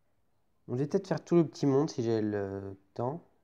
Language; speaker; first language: French; native; French